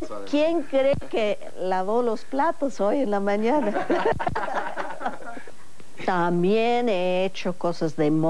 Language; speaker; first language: Spanish; non-native, fluent; English